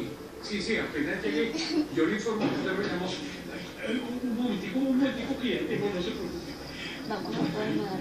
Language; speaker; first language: Spanish; native; Spanish